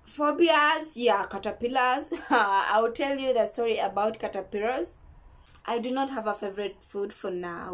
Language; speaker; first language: English; non-native, local second language; Ganda